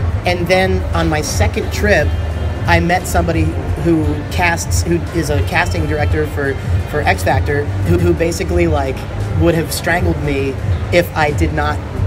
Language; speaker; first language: English; native; English